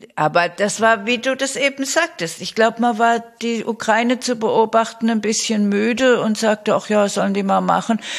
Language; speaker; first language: German; native; German